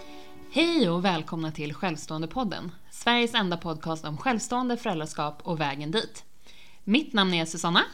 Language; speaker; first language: Swedish; native; Swedish